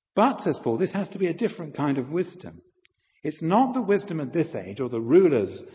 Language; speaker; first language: English; native; English